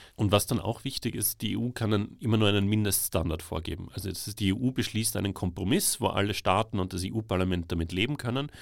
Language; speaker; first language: German; native; German